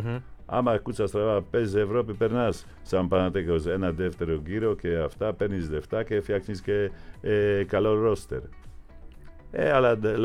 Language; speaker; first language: Greek; non-native, fluent; Polish